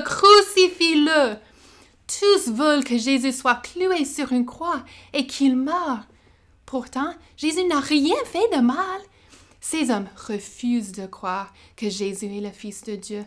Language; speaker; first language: French; native; French